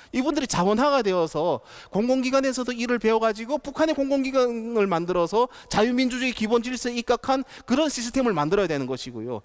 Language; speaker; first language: Korean; native; Korean